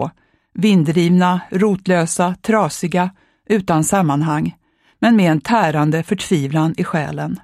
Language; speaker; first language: Swedish; early bilingual, other home language; Hungarian